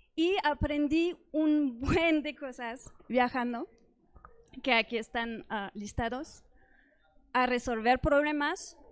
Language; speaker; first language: Spanish; non-native, fluent; French